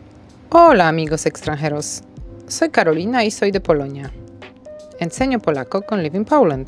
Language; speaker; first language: Spanish; non-native, fluent; Polish